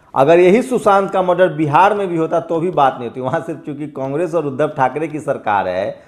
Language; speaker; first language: Hindi; native; Hindi